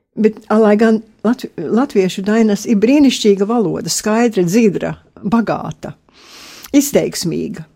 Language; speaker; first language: Latvian; early bilingual, heritage; Latvian